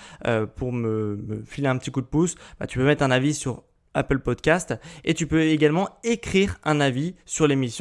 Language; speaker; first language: French; native; French